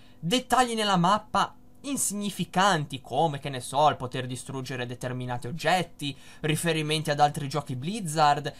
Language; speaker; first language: Italian; native; Italian